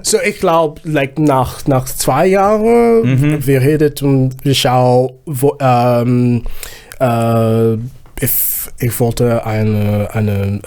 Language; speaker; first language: German; non-native, learner; Zulu